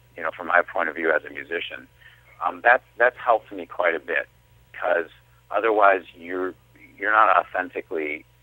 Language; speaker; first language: English; native; English